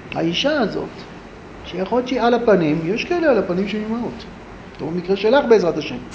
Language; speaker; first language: Hebrew; native; Hebrew